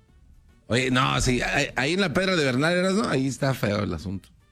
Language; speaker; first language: Spanish; native; Spanish